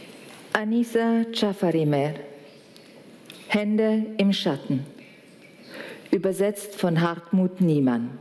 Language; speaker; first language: German; native; German